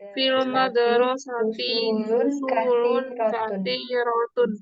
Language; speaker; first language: Arabic; non-native, learner; Indonesian